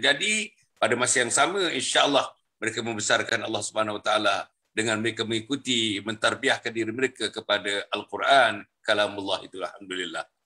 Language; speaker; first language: Malay; native; Malay